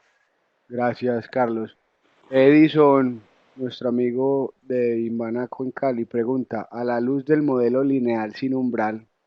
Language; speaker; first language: Spanish; native; Spanish